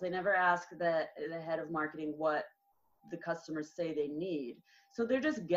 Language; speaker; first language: English; native; English